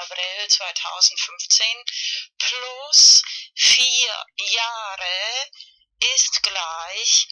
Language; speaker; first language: German; non-native, learner; Spanish